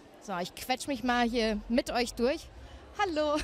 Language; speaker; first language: German; native; German